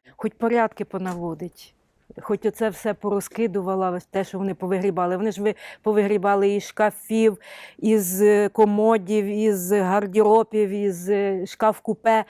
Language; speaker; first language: Ukrainian; native; Ukrainian